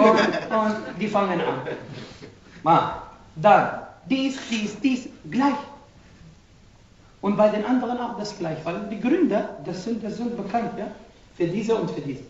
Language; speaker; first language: German; non-native, fluent; Arabic